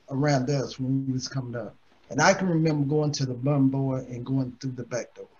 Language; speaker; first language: English; native; English